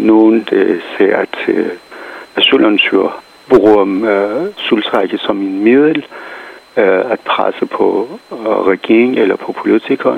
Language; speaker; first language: Danish; non-native, fluent; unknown